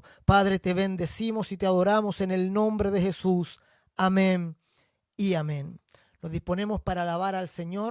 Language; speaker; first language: Spanish; native; Spanish